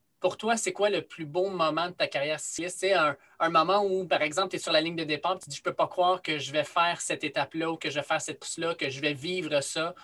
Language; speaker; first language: French; native; French